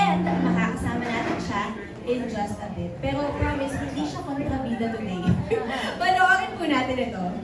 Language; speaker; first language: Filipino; native; Filipino